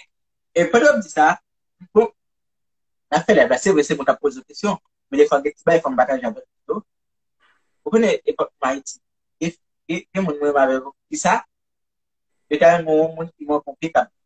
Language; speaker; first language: French; non-native, local second language; Haitian Creole